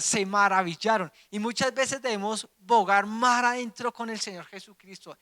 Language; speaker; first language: Spanish; native; Spanish